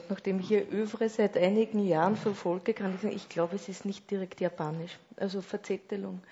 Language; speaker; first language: German; native; German